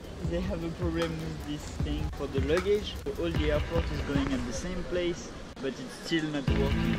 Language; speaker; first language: English; non-native, fluent; French